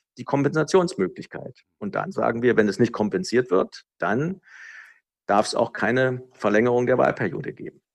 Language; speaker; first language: German; native; German